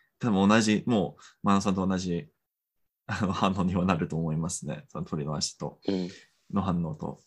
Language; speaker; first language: Japanese; non-native, fluent; Romanian